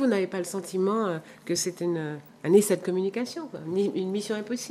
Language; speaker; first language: French; native; French